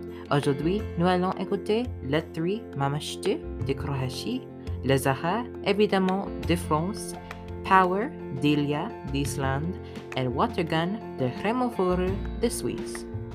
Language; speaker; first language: French; non-native, learner; English